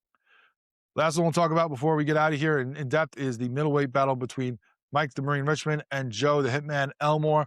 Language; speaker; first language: English; native; English